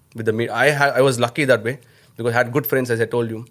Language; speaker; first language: English; non-native, local second language; Tamil